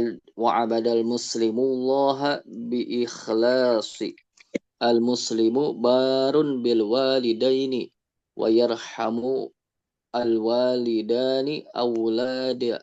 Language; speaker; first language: Arabic; non-native, learner; Indonesian